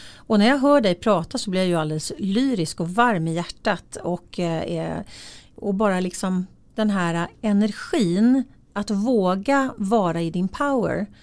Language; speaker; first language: Swedish; native; Swedish